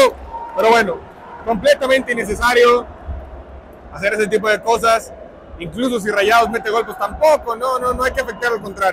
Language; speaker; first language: Spanish; native; Spanish